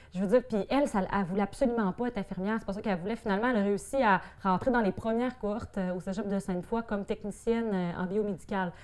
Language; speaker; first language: French; native; French